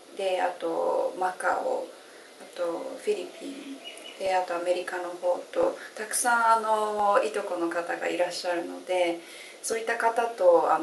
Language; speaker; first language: Japanese; native; Japanese